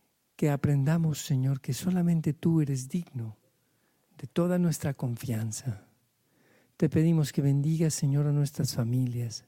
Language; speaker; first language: Spanish; native; Spanish